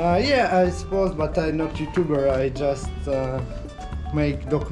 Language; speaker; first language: English; non-native, learner; Russian